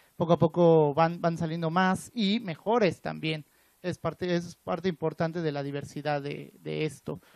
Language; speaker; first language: Spanish; native; Spanish